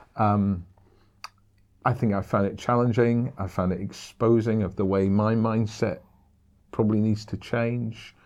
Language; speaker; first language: English; native; English